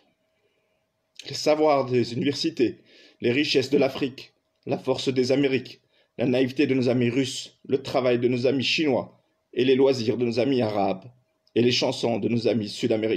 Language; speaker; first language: French; non-native, local second language; Kabyle